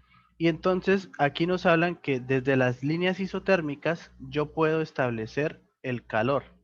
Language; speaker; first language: Spanish; native; Spanish